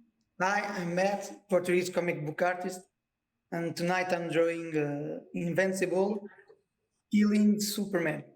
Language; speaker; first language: English; non-native, learner; Portuguese